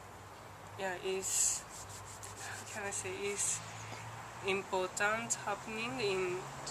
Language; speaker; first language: English; non-native, learner; Japanese